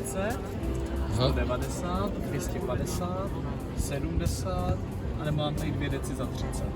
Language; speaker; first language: Czech; native; Czech